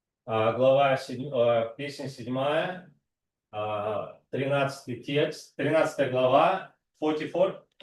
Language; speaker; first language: Russian; native; Russian